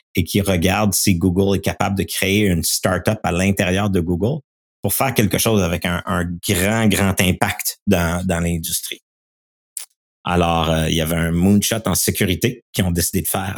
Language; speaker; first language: French; native; French